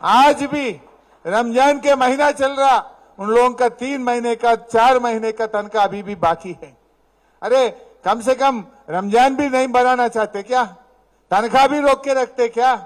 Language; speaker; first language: Hindi; non-native, local second language; Telugu